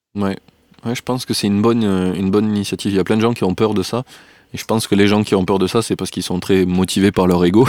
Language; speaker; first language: French; native; French